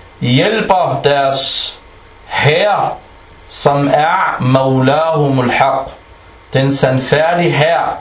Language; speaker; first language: Danish; non-native, fluent; Arabic